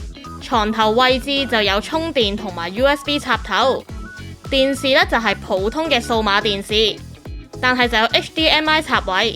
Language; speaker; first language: Cantonese; native; Cantonese